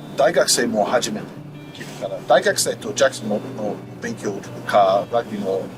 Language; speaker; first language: Japanese; non-native, learner; English